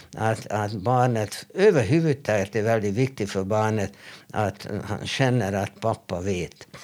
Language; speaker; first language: Swedish; non-native, fluent; Hebrew